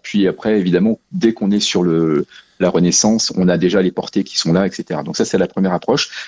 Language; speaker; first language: French; native; French